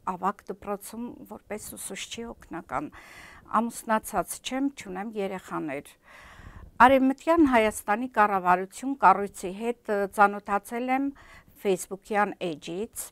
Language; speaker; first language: Armenian; native; Armenian